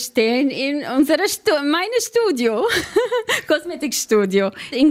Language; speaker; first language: German; non-native, learner; Arabic